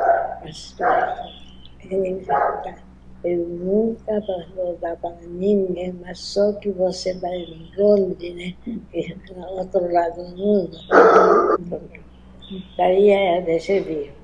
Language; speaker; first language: Portuguese; non-native, learner; Japanese